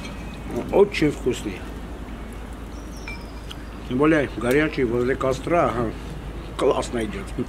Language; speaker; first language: Russian; non-native, fluent; Armenian